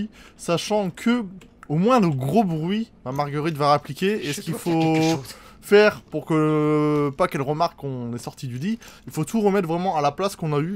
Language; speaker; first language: French; native; French